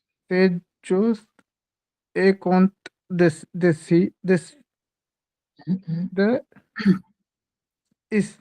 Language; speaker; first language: French; non-native, learner; Hindi